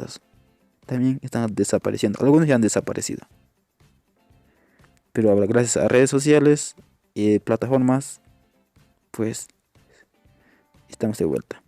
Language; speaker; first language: Spanish; non-native, local second language; Quechua